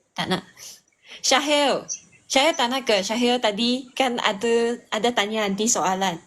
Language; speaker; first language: Malay; non-native, local second language; Chinese